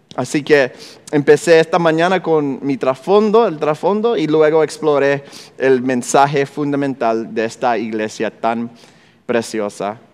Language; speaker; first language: Spanish; non-native, fluent; English